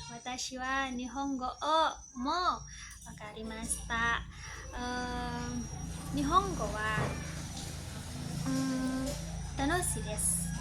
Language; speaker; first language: Japanese; non-native, learner; Indonesian